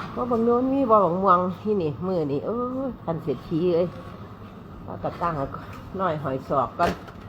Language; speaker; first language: Thai; native; Thai